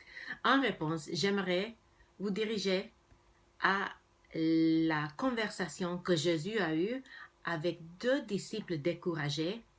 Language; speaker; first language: French; non-native, fluent; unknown